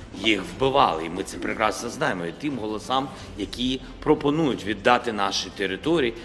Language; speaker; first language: Ukrainian; non-native, local second language; Russian